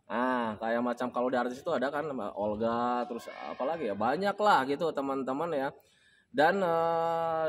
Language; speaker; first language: Indonesian; native; Indonesian